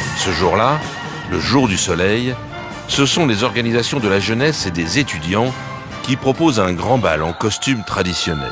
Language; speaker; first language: French; native; French